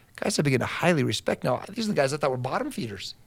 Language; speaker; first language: English; native; English